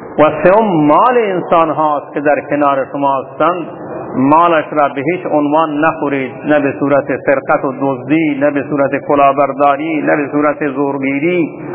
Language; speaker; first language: Persian; non-native, local second language; Baluchi